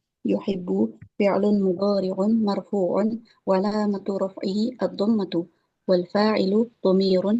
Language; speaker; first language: Arabic; non-native, learner; Indonesian